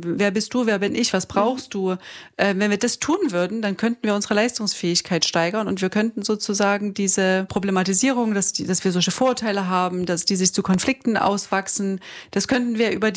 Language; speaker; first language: German; native; German